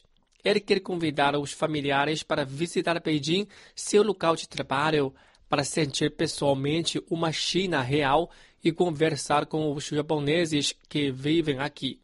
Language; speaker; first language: Portuguese; non-native, fluent; Chinese